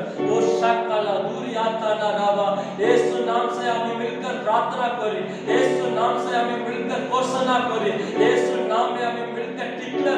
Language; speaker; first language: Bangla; non-native, learner; Hindi